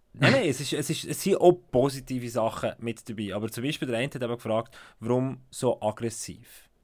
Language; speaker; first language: German; native; German